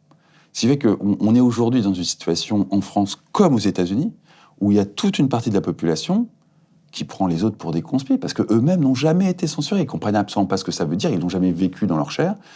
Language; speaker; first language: French; native; French